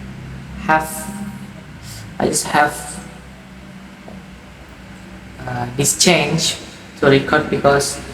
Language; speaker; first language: English; non-native, learner; Indonesian